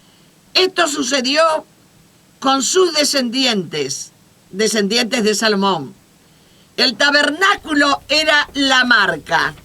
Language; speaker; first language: Spanish; native; Spanish